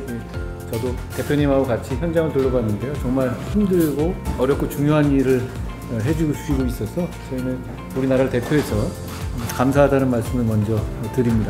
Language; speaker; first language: Korean; native; Korean